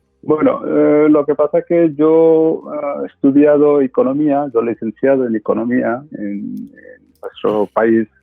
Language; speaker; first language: Spanish; non-native, fluent; Bangla